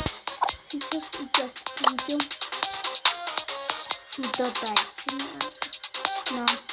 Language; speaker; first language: Russian; non-native, learner; Azerbaijani